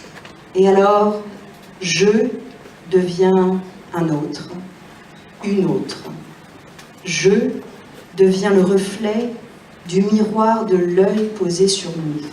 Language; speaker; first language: French; native; French